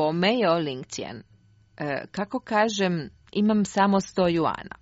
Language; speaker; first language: Croatian; native; Croatian